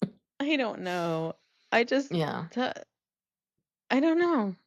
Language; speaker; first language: English; native; English